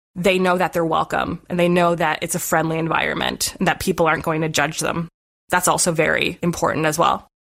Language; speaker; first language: English; native; English